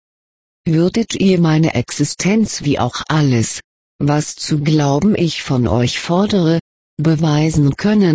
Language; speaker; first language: German; native; German